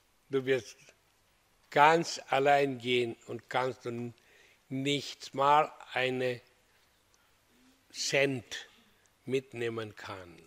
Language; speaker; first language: German; non-native, fluent; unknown